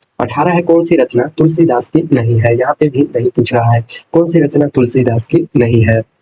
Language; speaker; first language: Hindi; native; Hindi